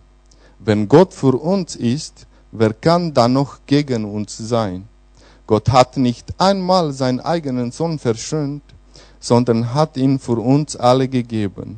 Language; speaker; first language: German; non-native, fluent; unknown